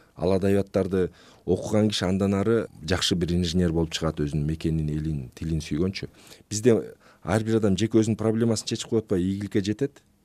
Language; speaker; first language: Kyrgyz; native; Kyrgyz